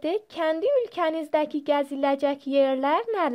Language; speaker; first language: Turkish; non-native, fluent; Persian